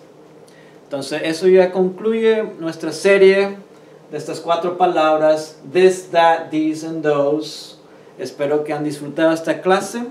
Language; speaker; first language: Spanish; early bilingual, heritage; Spanish